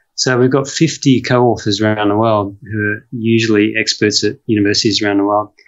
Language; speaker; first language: English; native; English